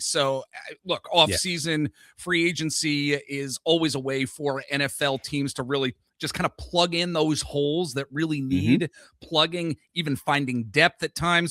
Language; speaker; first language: English; native; English